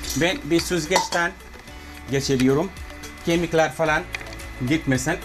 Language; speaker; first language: Turkish; non-native, learner; English